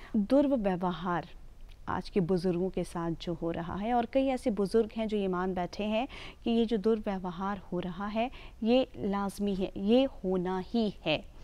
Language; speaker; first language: Hindi; native; Hindi